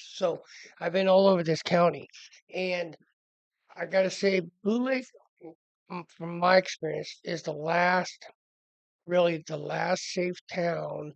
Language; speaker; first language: English; native; English